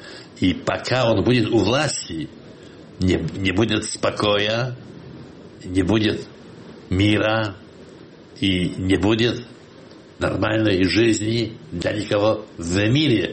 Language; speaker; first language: Russian; non-native, fluent; Polish